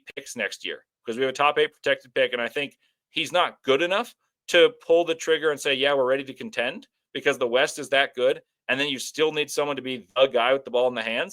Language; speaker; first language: English; native; English